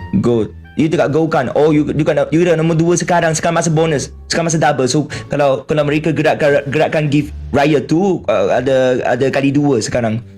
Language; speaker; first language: Malay; non-native, local second language; Chinese